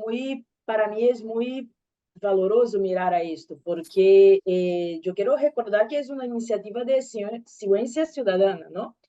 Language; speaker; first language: Spanish; non-native, learner; Portuguese